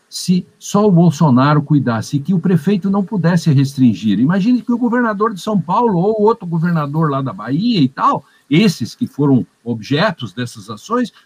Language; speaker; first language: Portuguese; native; Portuguese